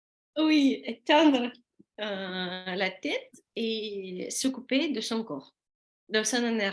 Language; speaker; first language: French; non-native, learner; Russian